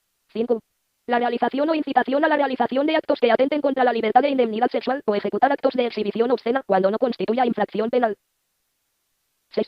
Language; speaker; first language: Spanish; native; Spanish